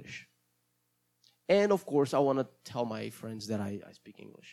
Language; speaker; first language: English; non-native, fluent; Portuguese